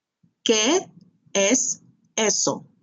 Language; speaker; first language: Spanish; non-native, fluent; English